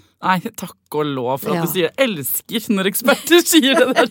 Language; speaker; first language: Norwegian; native; Norwegian